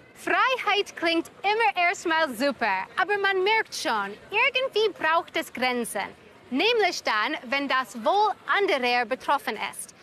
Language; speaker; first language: German; non-native, fluent; English